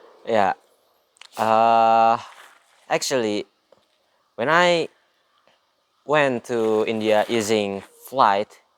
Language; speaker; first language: English; non-native, learner; Indonesian